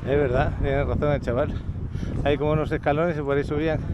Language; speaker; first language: Spanish; native; Spanish